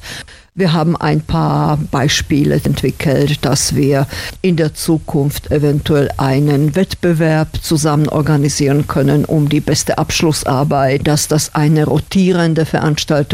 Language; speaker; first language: German; non-native, fluent; Slovak